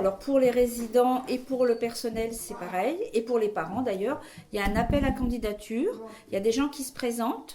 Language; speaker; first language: French; native; French